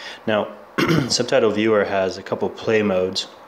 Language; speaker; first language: English; native; English